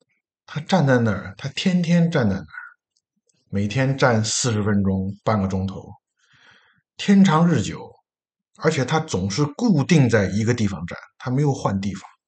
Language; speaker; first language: Chinese; native; Chinese